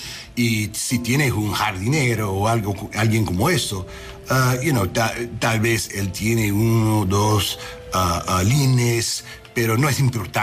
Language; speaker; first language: Spanish; non-native, learner; English